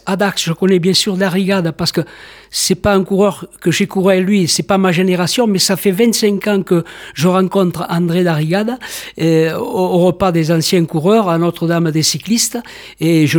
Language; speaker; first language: French; native; French